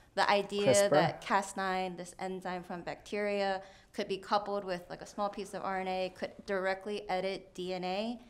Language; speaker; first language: English; native; English